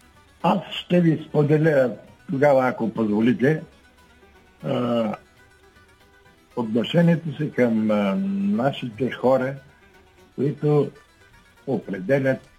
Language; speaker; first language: Bulgarian; native; Bulgarian